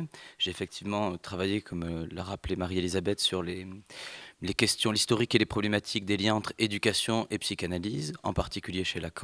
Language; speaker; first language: French; native; French